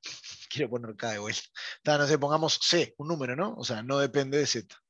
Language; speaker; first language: Spanish; native; Spanish